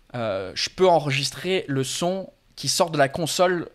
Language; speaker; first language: French; non-native, fluent; English